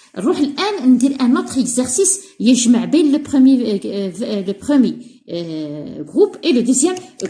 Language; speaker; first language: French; non-native, local second language; Arabic